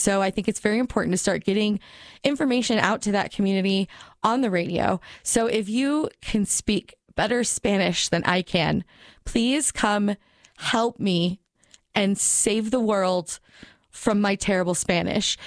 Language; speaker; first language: English; native; English